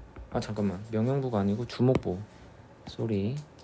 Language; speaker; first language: Korean; native; Korean